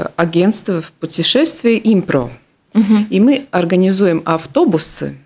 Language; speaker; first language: Russian; non-native, local second language; Latvian